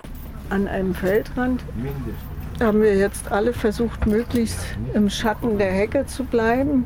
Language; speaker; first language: German; native; German